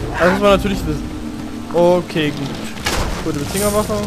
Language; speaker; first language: German; native; German